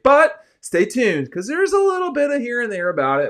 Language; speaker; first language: English; native; English